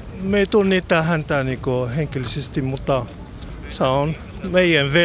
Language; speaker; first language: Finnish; non-native, learner; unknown